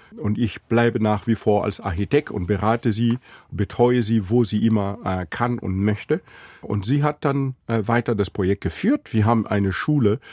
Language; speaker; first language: German; non-native, fluent; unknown